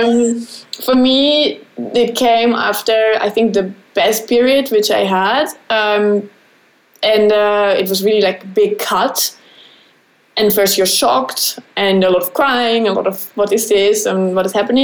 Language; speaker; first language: English; non-native, fluent; German